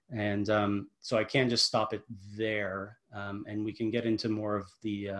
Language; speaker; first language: English; native; English